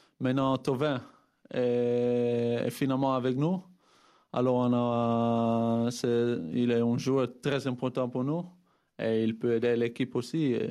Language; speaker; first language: French; non-native, fluent; Dutch